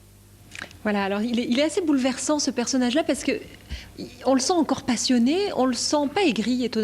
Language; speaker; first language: French; native; French